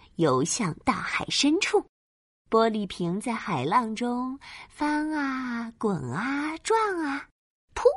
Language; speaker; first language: Chinese; native; Chinese